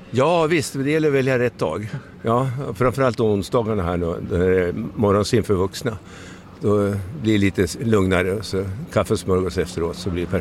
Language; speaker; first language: Swedish; native; Swedish